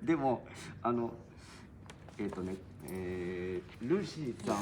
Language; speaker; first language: Japanese; native; Japanese